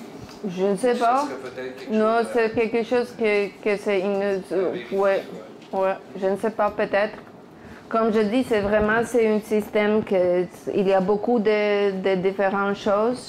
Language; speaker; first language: French; non-native, fluent; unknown